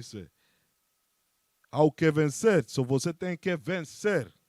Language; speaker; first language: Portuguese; non-native, fluent; Spanish